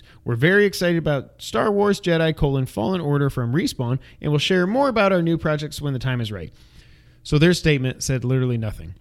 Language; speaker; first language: English; native; English